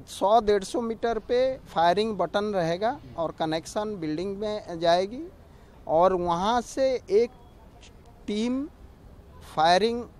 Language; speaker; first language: Hindi; non-native, local second language; Odia